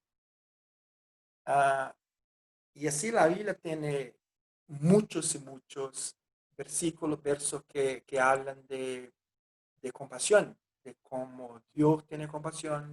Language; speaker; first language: Spanish; non-native, fluent; Portuguese